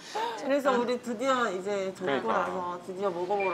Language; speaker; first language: Korean; native; Korean